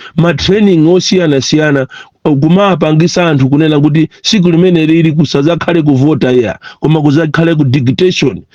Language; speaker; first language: Nyanja; non-native, local second language; Tumbuka